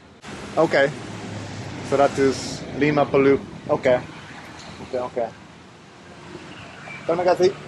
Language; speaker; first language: Indonesian; non-native, learner; English